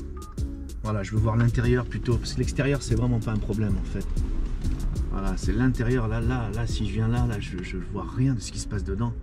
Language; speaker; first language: French; native; French